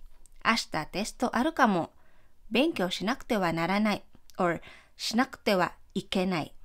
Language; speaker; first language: Japanese; non-native, fluent; Filipino